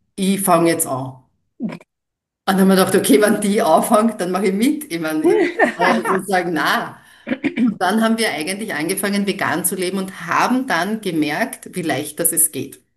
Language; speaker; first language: German; native; German